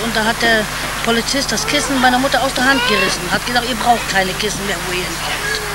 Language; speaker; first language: German; native; German